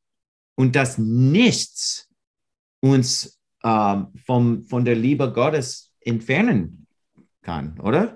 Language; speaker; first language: German; non-native, learner; English